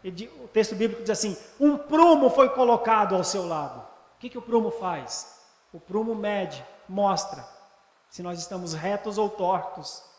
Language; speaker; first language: Portuguese; native; Portuguese